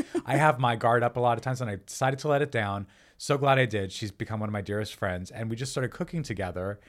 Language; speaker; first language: English; native; English